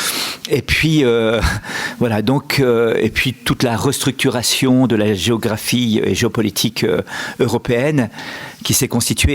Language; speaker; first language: French; native; French